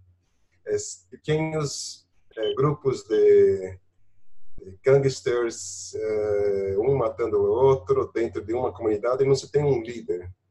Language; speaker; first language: Spanish; non-native, learner; Portuguese